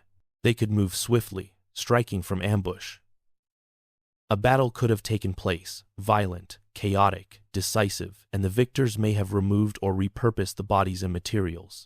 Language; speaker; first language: English; native; English